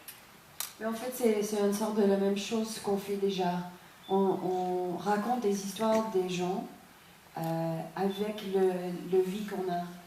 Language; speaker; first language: French; non-native, fluent; English